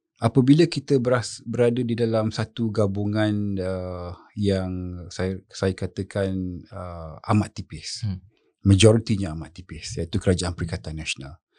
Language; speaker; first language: Malay; native; Malay